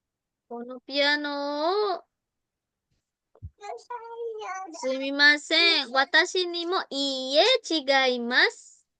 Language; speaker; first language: Japanese; non-native, fluent; Indonesian